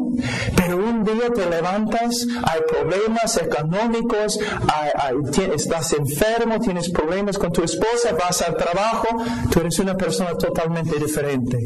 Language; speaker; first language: Spanish; non-native, fluent; English